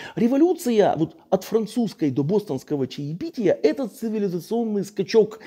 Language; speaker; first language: Russian; native; Russian